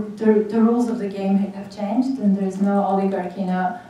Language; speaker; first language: English; non-native, fluent; Armenian